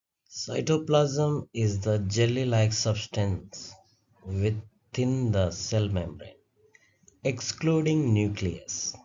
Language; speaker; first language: English; non-native, local second language; Telugu